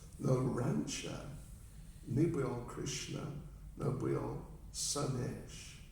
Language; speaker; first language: Russian; non-native, learner; English